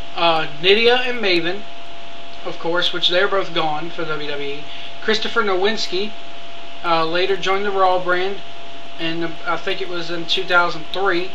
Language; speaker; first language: English; native; English